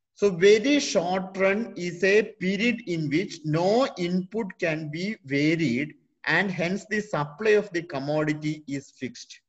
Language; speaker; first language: English; non-native, local second language; Malayalam